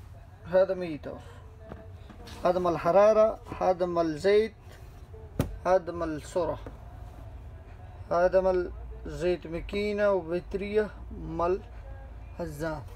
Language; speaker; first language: Arabic; non-native, learner; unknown